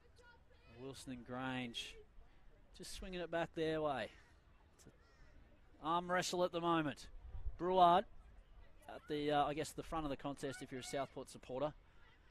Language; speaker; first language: English; native; English